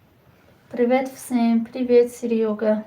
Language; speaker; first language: Russian; non-native, learner; Tajik